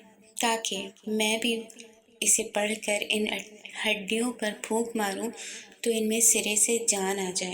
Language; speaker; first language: Urdu; native; Urdu